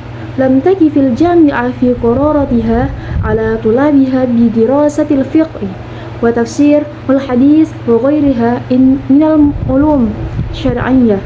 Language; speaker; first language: Arabic; non-native, learner; Indonesian